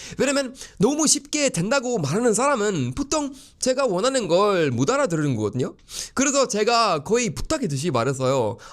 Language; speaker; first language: Korean; non-native, fluent; Swedish